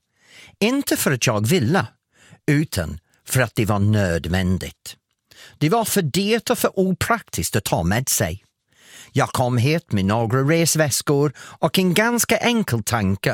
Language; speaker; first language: Swedish; non-native, fluent; English